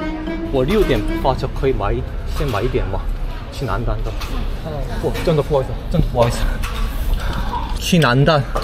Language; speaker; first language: Chinese; non-native, learner; Korean